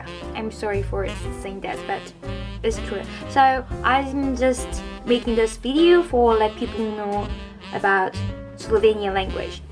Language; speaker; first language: English; non-native, fluent; Korean